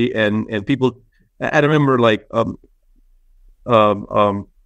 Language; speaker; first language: English; non-native, local second language; Nepali